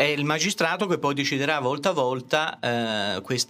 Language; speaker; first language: Italian; native; Italian